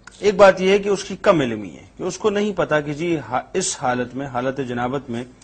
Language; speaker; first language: Urdu; native; Urdu